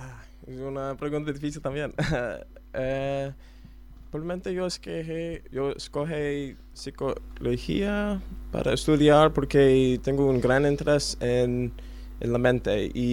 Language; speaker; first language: Spanish; non-native, learner; English